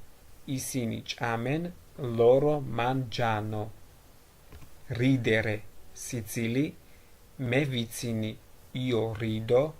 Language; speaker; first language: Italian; non-native, fluent; Georgian